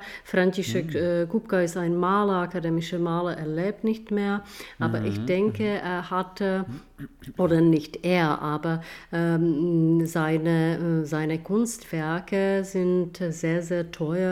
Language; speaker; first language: German; non-native, fluent; Czech